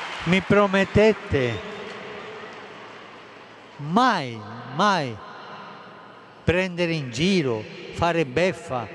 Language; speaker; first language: Italian; non-native, fluent; Spanish